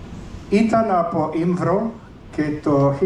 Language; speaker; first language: Greek; early bilingual, heritage; English